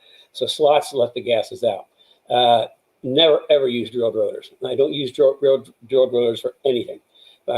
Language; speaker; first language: English; native; English